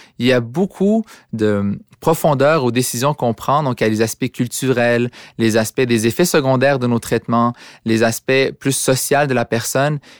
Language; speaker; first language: French; early bilingual, other home language; Arabic